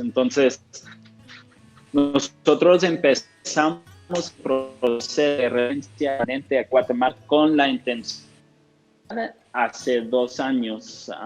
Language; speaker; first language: Spanish; non-native, fluent; English